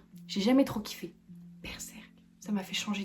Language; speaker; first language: French; native; French